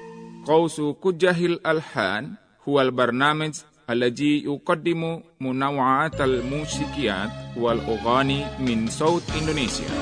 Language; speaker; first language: Arabic; non-native, fluent; Indonesian